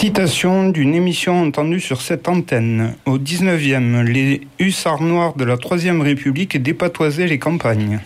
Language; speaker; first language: French; native; French